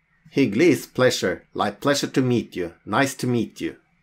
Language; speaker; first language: English; non-native, fluent; Norwegian